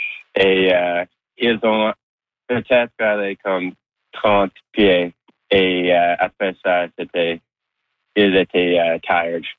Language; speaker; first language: French; non-native, local second language; English